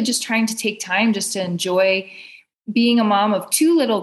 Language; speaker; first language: English; native; English